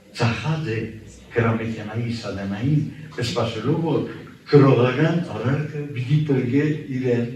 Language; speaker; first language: Armenian; early bilingual, heritage; Armenian